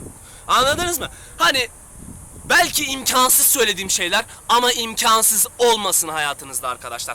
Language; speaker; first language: Turkish; native; Turkish